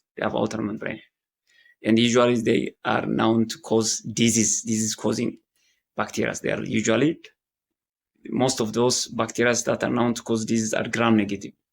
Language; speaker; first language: English; non-native, local second language; Amharic